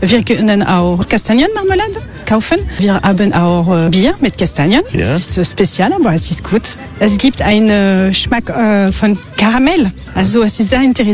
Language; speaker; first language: German; non-native, learner; French